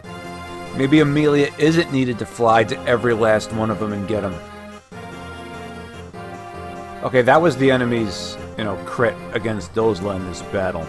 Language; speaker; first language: English; native; English